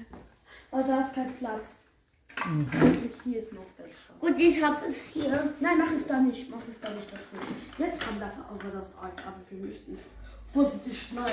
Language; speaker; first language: German; early bilingual, other home language; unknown